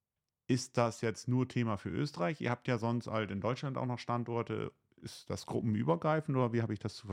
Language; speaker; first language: German; native; German